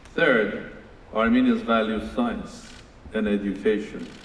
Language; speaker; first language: English; non-native, fluent; Armenian